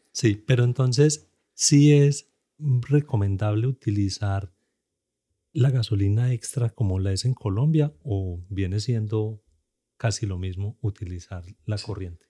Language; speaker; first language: Spanish; native; Spanish